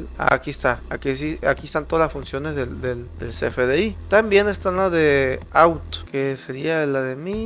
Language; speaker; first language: Spanish; native; Spanish